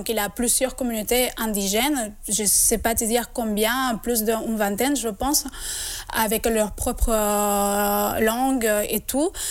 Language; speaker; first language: French; non-native, fluent; Spanish